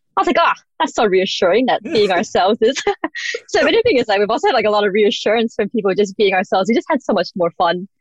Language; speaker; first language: English; native; English